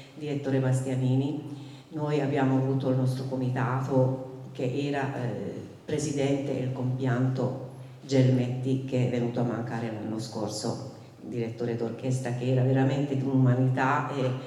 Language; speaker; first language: Italian; non-native, fluent; Hungarian